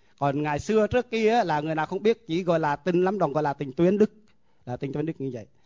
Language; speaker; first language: Vietnamese; non-native, local second language; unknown